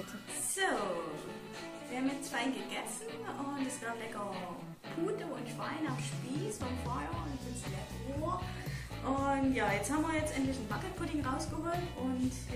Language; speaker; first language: German; native; German